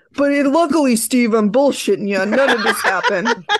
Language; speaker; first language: English; native; English